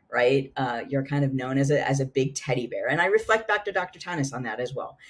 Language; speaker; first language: English; native; English